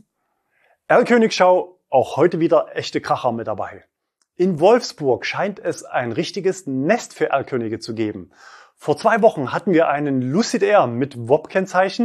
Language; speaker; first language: German; native; German